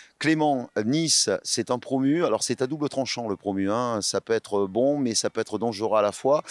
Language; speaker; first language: French; native; French